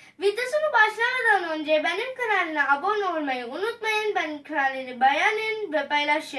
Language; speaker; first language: Turkish; non-native, learner; Urdu